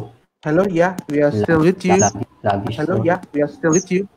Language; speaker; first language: English; non-native, fluent; Indonesian